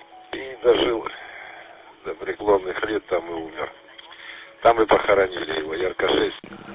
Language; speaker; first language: Russian; native; Russian